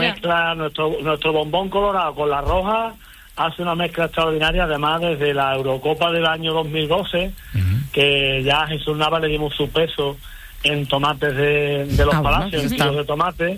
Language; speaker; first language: Spanish; native; Spanish